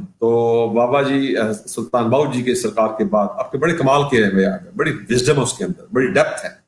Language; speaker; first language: Urdu; non-native, local second language; Punjabi